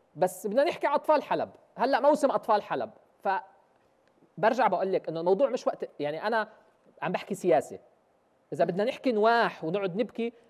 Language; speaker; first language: Arabic; native; Arabic